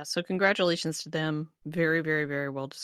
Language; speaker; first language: English; native; English